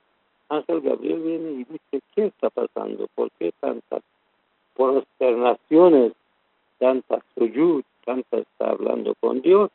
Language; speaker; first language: Spanish; non-native, learner; Persian